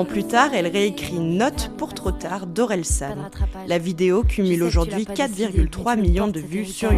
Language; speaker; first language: French; native; French